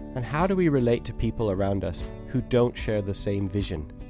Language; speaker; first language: English; native; English